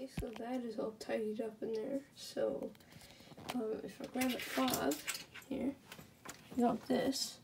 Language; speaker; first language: English; native; English